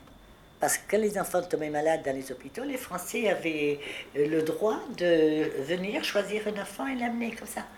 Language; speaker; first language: French; early bilingual, other home language; Spanish